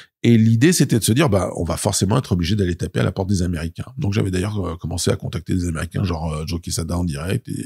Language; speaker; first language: French; native; French